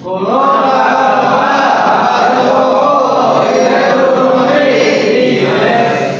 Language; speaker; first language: Japanese; non-native, learner; Indonesian